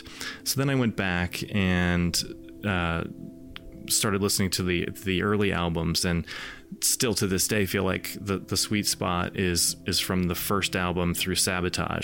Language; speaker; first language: English; native; English